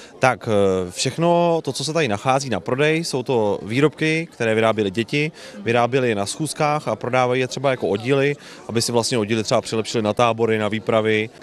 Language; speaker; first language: Czech; native; Czech